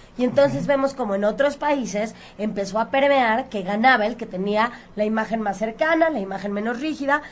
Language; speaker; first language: Spanish; native; Spanish